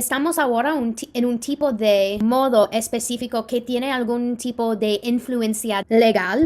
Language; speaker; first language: Spanish; non-native, fluent; English